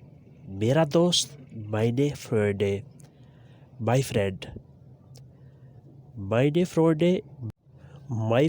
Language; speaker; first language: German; non-native, learner; Urdu